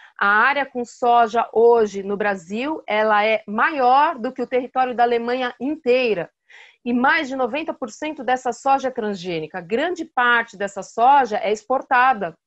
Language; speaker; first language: Portuguese; native; Portuguese